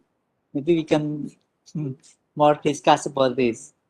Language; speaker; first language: English; non-native, learner; Indonesian